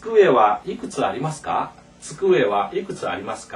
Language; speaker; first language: Japanese; non-native, fluent; Korean